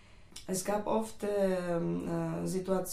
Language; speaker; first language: German; non-native, fluent; Greek